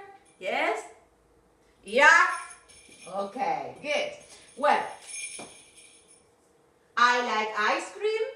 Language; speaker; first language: English; non-native, fluent; Spanish